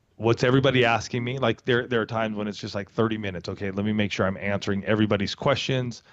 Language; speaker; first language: English; native; English